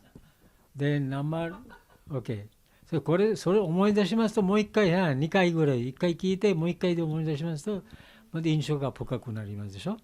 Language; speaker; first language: Japanese; non-native, learner; Bangla